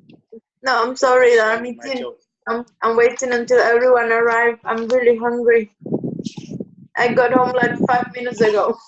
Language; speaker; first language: English; non-native, fluent; Vietnamese